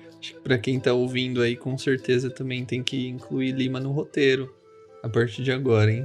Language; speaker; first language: Portuguese; native; Portuguese